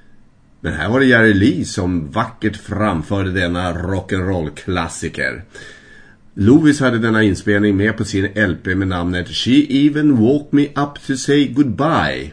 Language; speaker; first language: Swedish; native; Swedish